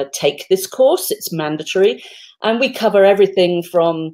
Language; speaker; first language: English; native; English